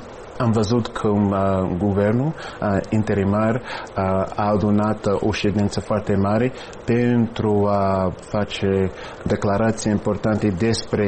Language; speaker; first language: Romanian; non-native, fluent; English